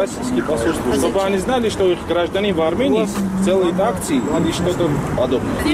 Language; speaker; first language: Russian; non-native, learner; Armenian